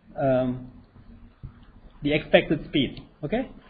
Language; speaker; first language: English; non-native, fluent; Turkish